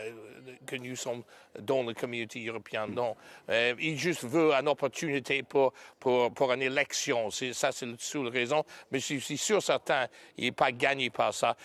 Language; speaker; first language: French; non-native, learner; English